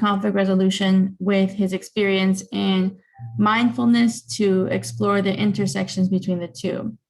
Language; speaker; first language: English; native; English